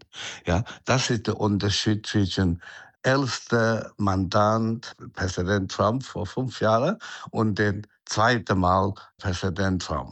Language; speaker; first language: German; non-native, fluent; Chinese